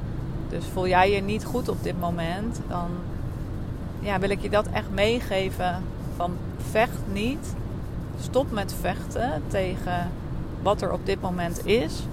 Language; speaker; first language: Dutch; native; Dutch